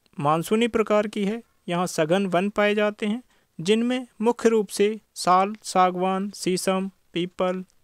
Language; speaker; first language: Hindi; native; Hindi